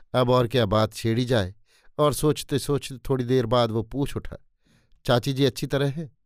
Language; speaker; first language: Hindi; native; Hindi